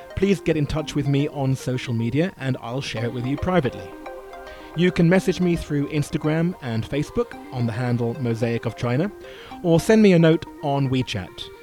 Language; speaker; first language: English; native; English